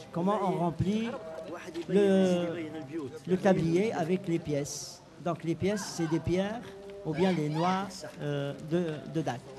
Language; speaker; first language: French; non-native, local second language; Arabic